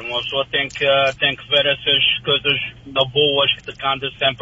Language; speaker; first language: Portuguese; native; Portuguese